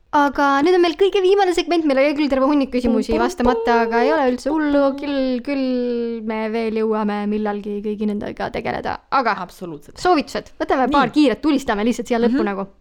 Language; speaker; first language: Estonian; native; Estonian